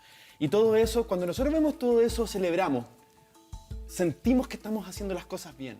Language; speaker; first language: Spanish; native; Spanish